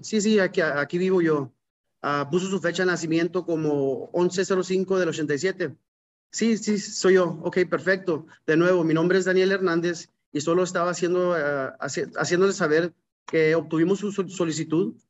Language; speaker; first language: Spanish; native; Spanish